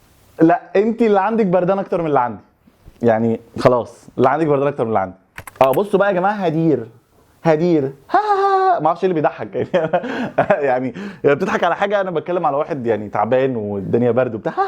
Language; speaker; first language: Arabic; native; Arabic